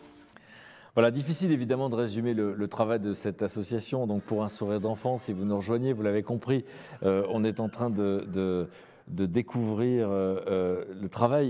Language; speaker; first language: French; native; French